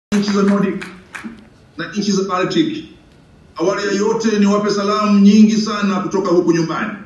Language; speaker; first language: Swahili; native; Swahili